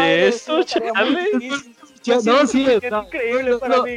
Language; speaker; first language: Spanish; native; Spanish